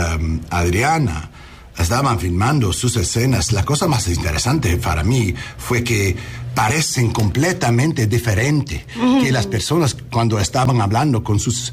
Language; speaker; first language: Spanish; non-native, learner; English